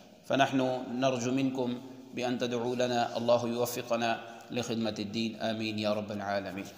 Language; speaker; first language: Arabic; non-native, fluent; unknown